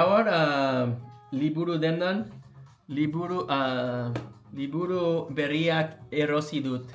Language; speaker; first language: Basque; non-native, learner; English